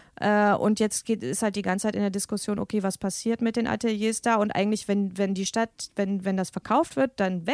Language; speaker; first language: German; native; German